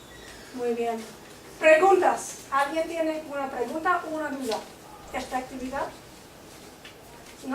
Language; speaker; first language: Spanish; non-native, fluent; English